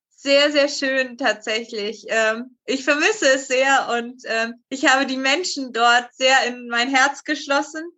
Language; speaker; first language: German; native; German